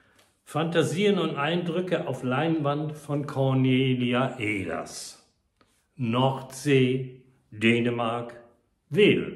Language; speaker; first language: German; native; German